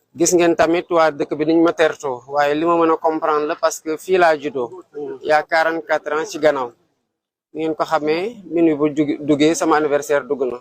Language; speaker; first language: Wolof; non-native, local second language; Serer